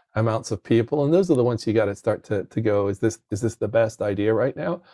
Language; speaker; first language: English; native; English